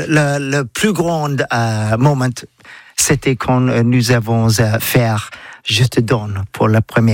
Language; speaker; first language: French; non-native, learner; English